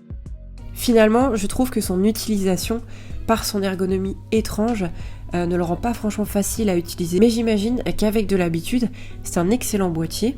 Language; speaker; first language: French; native; French